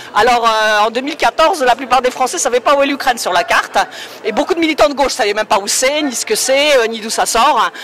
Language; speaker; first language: French; non-native, fluent; Polish